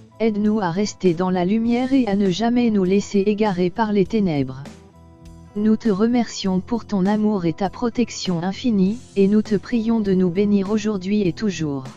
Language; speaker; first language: French; native; French